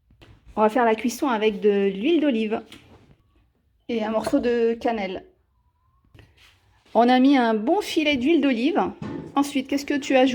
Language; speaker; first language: French; native; French